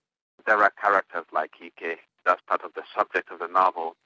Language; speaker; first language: English; non-native, local second language; Igbo